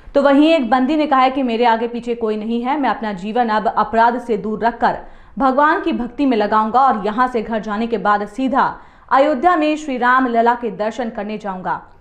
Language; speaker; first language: Hindi; native; Hindi